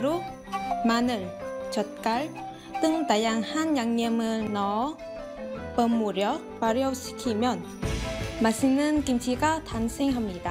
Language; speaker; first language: Korean; non-native, fluent; Vietnamese